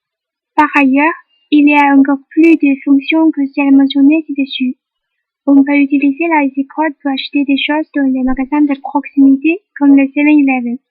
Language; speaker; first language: French; non-native, learner; Chinese